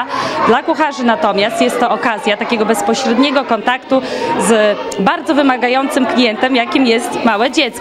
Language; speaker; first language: Polish; native; Polish